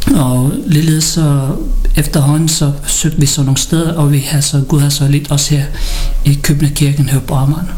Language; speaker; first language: Danish; early bilingual, other home language; Filipino